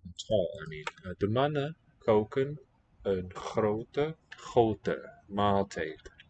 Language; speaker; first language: Dutch; non-native, learner; English